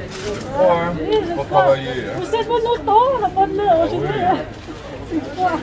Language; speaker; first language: French; non-native, learner; Thai